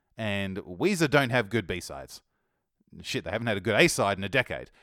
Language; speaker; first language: English; native; English